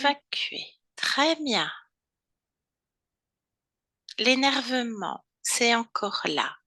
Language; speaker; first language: French; native; French